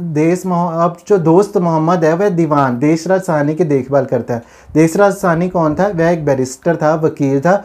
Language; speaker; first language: Hindi; non-native, local second language; Punjabi